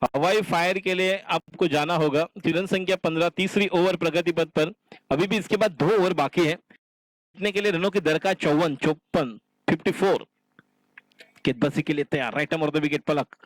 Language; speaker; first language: Hindi; non-native, local second language; Marathi